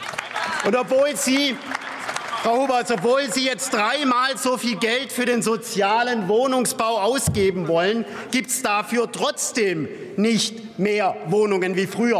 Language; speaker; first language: German; native; German